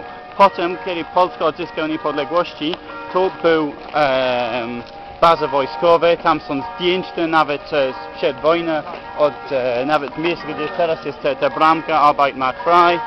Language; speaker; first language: Polish; non-native, learner; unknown